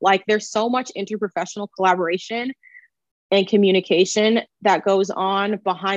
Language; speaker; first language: English; native; English